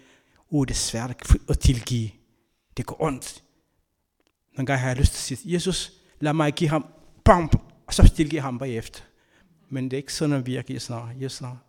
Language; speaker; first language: Danish; non-native, learner; Kabuverdianu